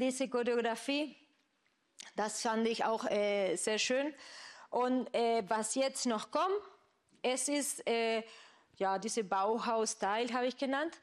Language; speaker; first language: German; non-native, fluent; Spanish